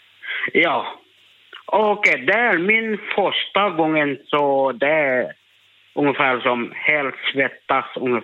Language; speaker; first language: Swedish; non-native, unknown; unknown